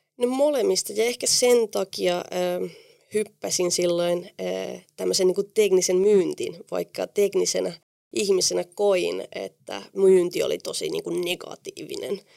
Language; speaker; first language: Finnish; non-native, fluent; Spanish